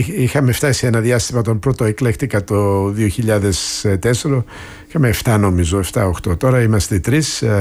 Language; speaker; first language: Greek; early bilingual, heritage; Greek